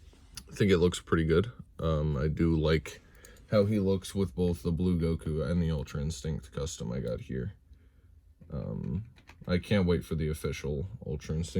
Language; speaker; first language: English; native; English